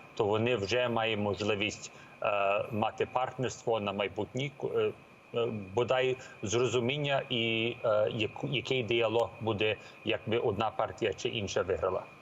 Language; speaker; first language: Ukrainian; early bilingual, heritage; Ukrainian